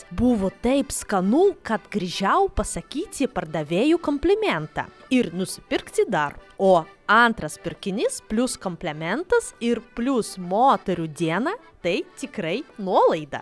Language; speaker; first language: Lithuanian; non-native, learner; Russian